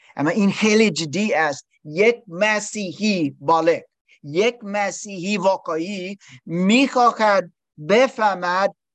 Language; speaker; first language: Persian; non-native, learner; English